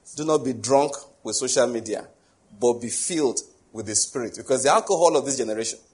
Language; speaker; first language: English; non-native, local second language; Yoruba